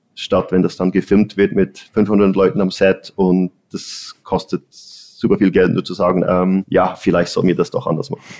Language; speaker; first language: German; native; German